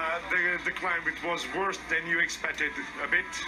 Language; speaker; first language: English; non-native, learner; Portuguese